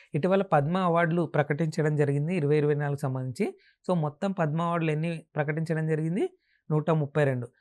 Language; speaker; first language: Telugu; native; Telugu